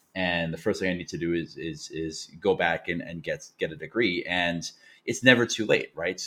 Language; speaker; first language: English; native; English